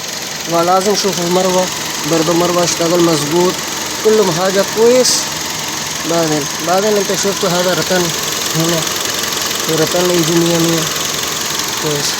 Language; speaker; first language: Arabic; non-native, learner; Punjabi